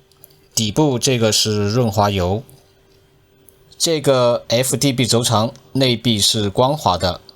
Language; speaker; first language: Chinese; native; Chinese